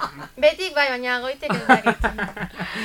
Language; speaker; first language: Basque; non-native, local second language; Spanish